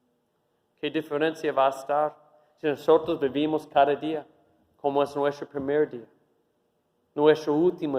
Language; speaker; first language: Spanish; non-native, fluent; English